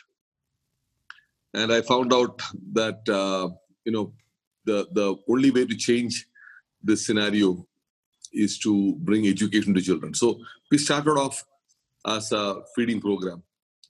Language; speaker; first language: English; non-native, local second language; Malayalam